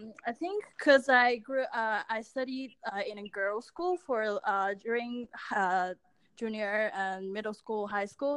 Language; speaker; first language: English; non-native, local second language; Cantonese